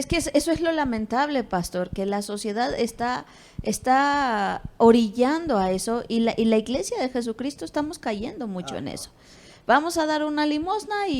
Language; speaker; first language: Spanish; native; Spanish